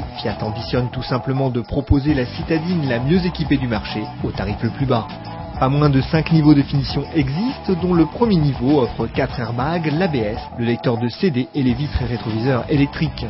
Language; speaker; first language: French; native; French